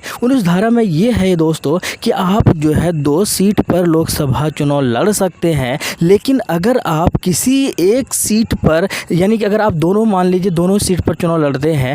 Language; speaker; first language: Hindi; native; Hindi